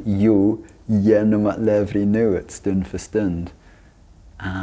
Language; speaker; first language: Swedish; non-native, fluent; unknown